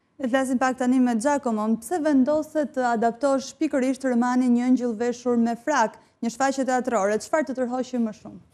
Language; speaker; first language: Albanian; native; Albanian